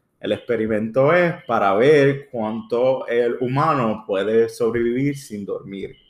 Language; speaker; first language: Spanish; early bilingual, heritage; Spanish